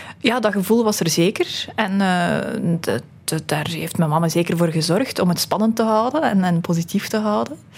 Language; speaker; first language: Dutch; early bilingual, other home language; Russian